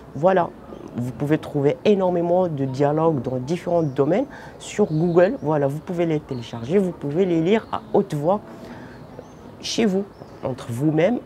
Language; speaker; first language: French; non-native, local second language; Arabic